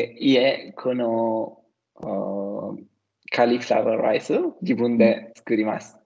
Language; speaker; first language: Japanese; non-native, learner; Italian